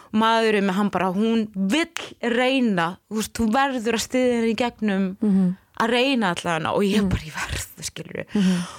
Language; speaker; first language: Icelandic; non-native, fluent; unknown